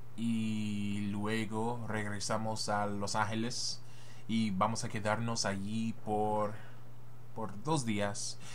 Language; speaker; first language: Spanish; non-native, learner; English